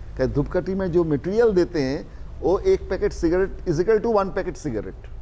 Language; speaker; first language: Hindi; non-native, local second language; Bangla